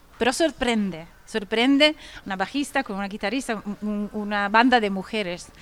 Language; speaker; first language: Spanish; non-native, fluent; Italian